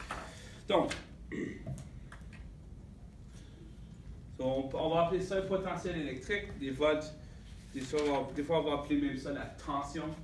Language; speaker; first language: French; native; French